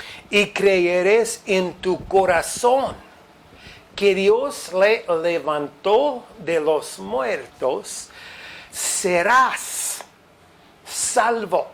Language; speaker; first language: Spanish; non-native, fluent; English